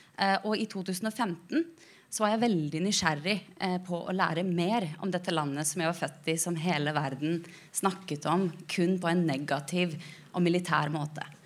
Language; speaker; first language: Norwegian; early bilingual, other home language; Persian